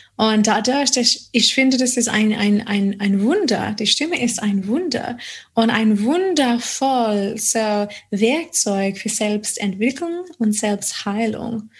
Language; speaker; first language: German; non-native, fluent; English